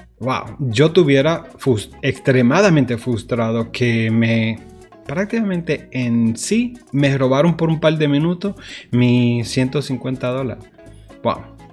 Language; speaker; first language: Spanish; early bilingual, heritage; Spanish